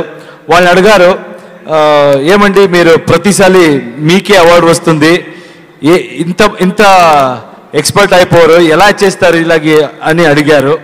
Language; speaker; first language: Telugu; non-native, learner; Kannada